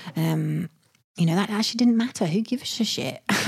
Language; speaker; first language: English; native; English